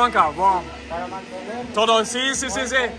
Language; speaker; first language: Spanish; non-native, learner; German